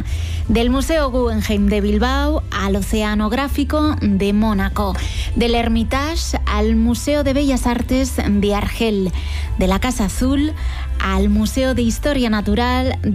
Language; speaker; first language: Spanish; native; Spanish